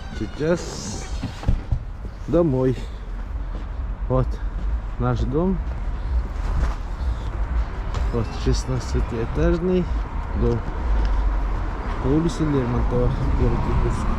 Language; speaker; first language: Russian; non-native, local second language; Yakut